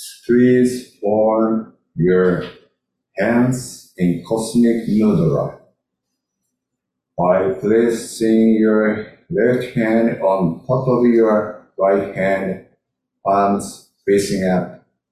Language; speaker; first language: English; non-native, learner; Japanese